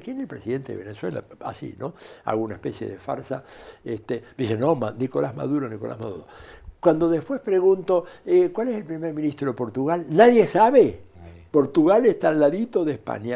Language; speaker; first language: Spanish; native; Spanish